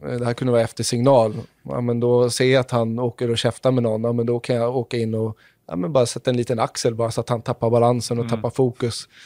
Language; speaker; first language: Swedish; native; Swedish